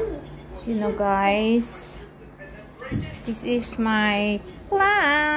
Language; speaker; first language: English; non-native, local second language; Filipino